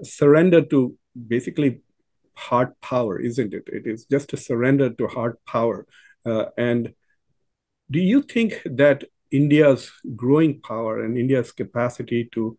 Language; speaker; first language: English; non-native, local second language; Urdu